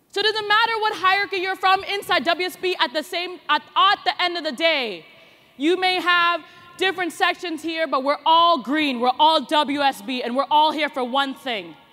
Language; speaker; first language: English; native; English